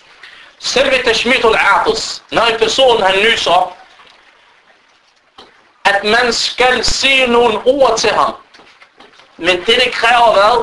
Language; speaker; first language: Danish; non-native, fluent; Arabic